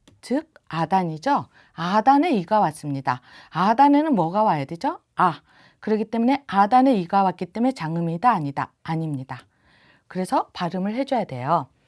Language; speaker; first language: Korean; native; Korean